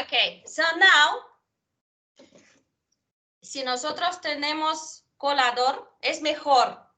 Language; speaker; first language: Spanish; non-native, fluent; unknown